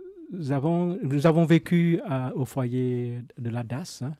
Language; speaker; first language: French; non-native, fluent; Vietnamese